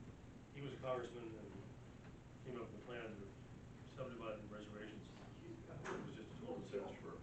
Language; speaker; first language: English; native; English